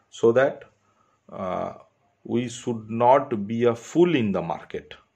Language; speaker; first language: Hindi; non-native, local second language; Bangla